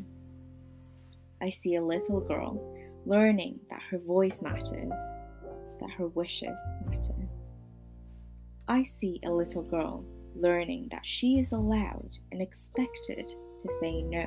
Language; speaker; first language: English; non-native, local second language; Cantonese